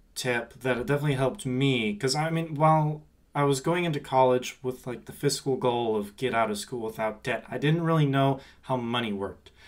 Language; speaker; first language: English; native; English